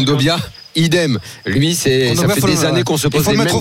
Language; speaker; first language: French; native; French